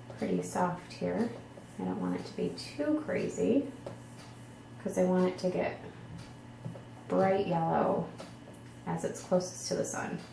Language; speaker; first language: English; native; English